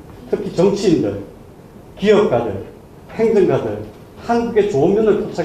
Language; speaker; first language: Korean; native; Korean